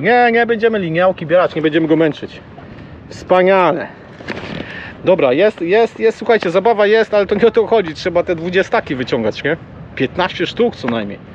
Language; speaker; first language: Polish; native; Polish